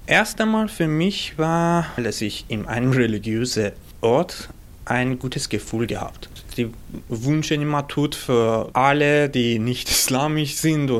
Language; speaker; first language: German; non-native, learner; Persian